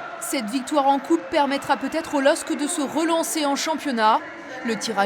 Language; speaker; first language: French; native; French